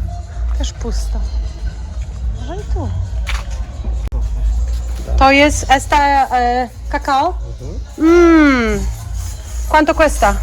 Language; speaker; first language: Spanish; non-native, learner; Polish